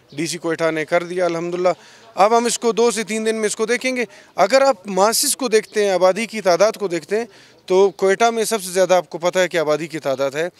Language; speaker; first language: Urdu; native; Urdu